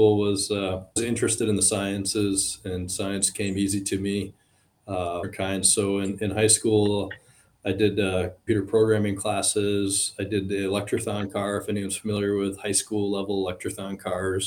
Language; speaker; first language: English; native; English